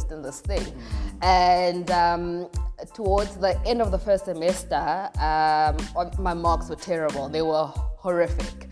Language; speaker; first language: English; non-native, local second language; Zulu